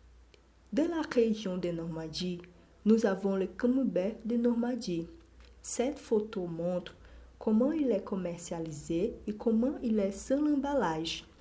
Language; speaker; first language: French; non-native, learner; Portuguese